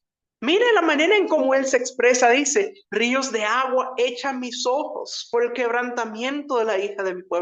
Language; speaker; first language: Spanish; native; Spanish